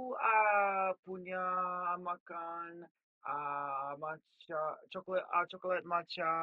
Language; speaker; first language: Indonesian; non-native, learner; English